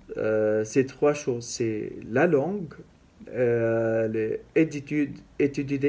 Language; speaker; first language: French; non-native, learner; Arabic